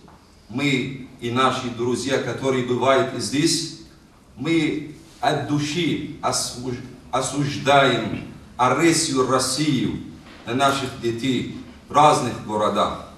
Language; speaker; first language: Russian; non-native, learner; Arabic